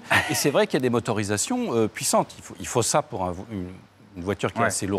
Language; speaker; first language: French; native; French